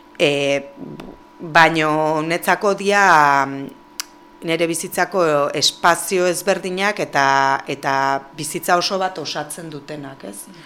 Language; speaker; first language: Basque; native; Basque